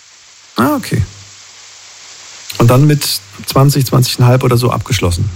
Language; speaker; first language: German; native; German